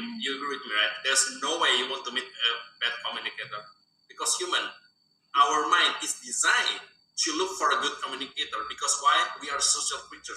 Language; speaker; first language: English; non-native, fluent; Indonesian